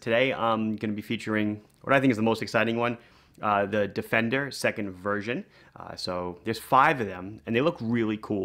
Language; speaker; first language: English; native; English